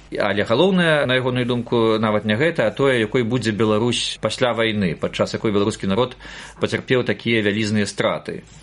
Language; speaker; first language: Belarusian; native; Belarusian